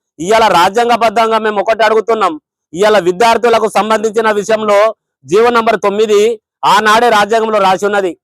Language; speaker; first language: Telugu; non-native, local second language; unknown